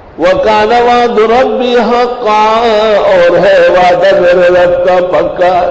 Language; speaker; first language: Urdu; non-native, local second language; Pashto